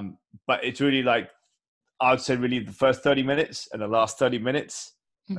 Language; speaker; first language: English; native; English